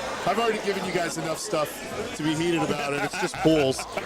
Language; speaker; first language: English; native; English